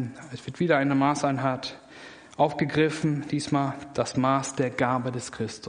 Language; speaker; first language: German; native; German